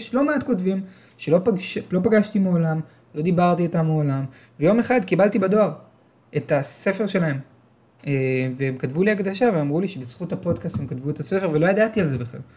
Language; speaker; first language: Hebrew; native; Hebrew